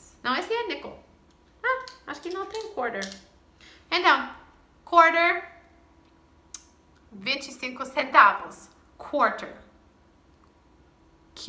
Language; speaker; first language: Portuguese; non-native, fluent; English